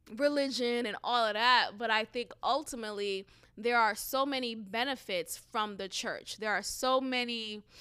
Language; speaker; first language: English; early bilingual, other home language; Haitian Creole